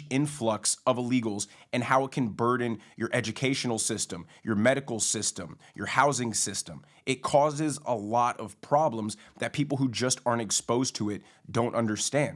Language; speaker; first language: English; native; English